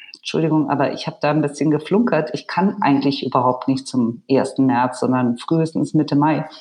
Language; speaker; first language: German; native; German